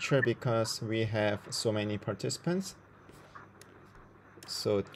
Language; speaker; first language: English; non-native, fluent; Korean